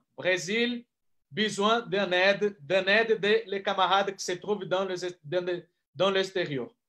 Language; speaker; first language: French; non-native, fluent; Portuguese